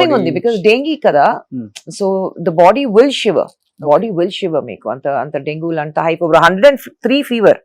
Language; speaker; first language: Telugu; non-native, fluent; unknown